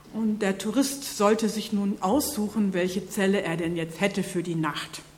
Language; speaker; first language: German; native; German